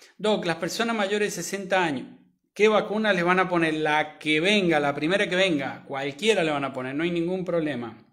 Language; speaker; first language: Spanish; native; Spanish